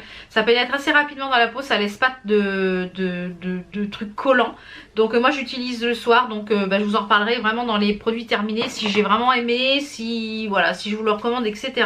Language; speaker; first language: French; native; French